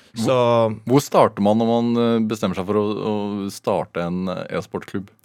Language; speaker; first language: Norwegian; native; Norwegian